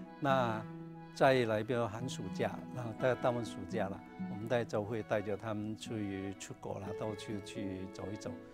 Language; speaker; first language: Chinese; non-native, local second language; Cantonese